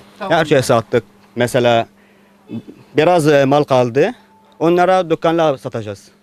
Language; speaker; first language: Turkish; non-native, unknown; Arabic